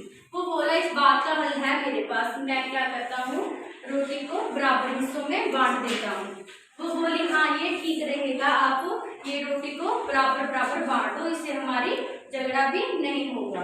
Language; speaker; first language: Hindi; native; Hindi